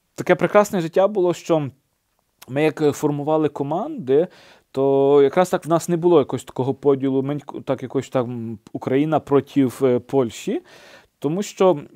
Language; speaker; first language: Ukrainian; native; Ukrainian